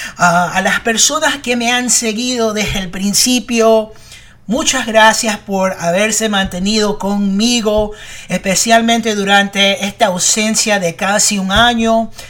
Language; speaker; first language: Spanish; early bilingual, heritage; Spanish